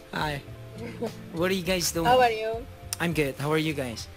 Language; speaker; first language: English; non-native, learner; Indonesian